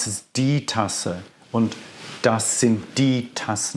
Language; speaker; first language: German; non-native, fluent; English